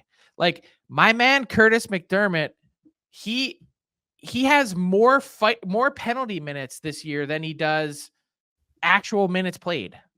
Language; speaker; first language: English; native; English